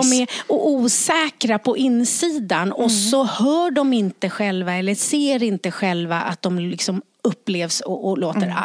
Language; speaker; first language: Swedish; native; Swedish